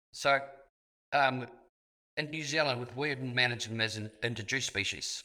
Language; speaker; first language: English; native; English